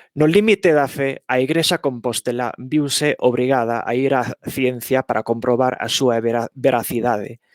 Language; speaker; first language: Galician; non-native, fluent; English